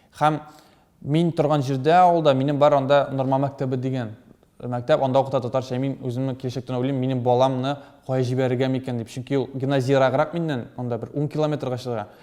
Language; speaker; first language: Tatar; native; Tatar